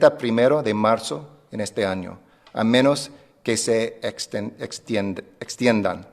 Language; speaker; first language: Spanish; non-native, fluent; English